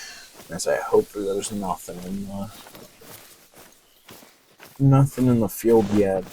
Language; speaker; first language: English; native; English